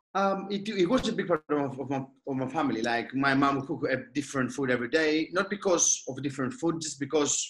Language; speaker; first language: English; non-native, fluent; Greek